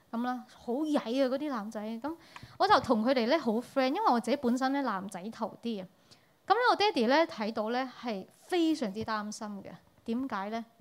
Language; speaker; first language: Cantonese; early bilingual, heritage; Cantonese